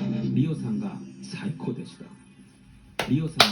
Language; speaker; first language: Japanese; non-native, fluent; Korean